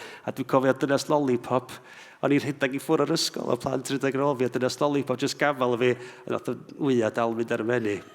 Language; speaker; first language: Welsh; native; Welsh